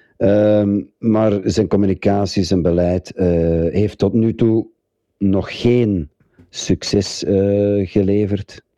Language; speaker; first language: Dutch; native; Dutch